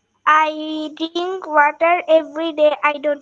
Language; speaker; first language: English; non-native, learner; Bangla